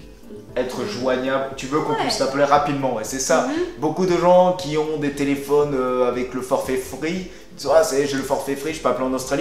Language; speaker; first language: French; native; French